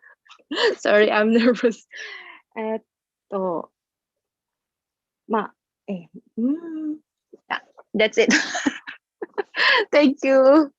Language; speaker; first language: English; non-native, learner; Indonesian